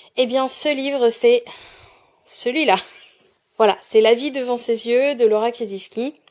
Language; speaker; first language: French; native; French